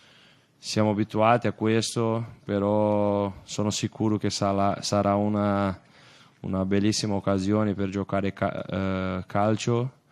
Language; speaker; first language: Italian; non-native, fluent; Portuguese